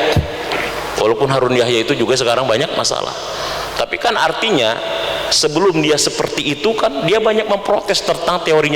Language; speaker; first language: Indonesian; native; Indonesian